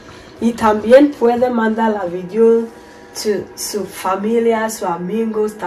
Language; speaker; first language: Spanish; non-native, learner; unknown